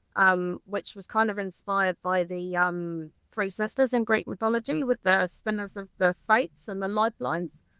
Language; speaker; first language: English; native; English